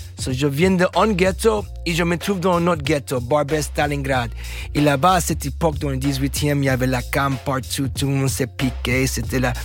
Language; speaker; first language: French; non-native, fluent; English